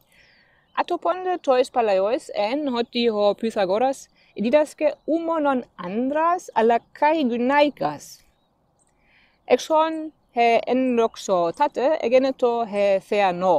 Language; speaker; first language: Greek; non-native, fluent; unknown